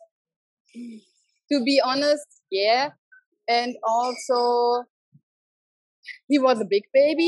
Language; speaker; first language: English; non-native, learner; German